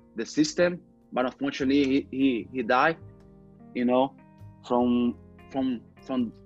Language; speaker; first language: English; non-native, learner; Portuguese